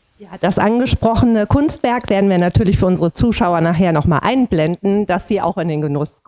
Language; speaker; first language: German; native; German